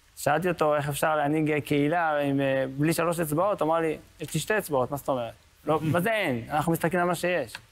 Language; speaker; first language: Hebrew; native; Hebrew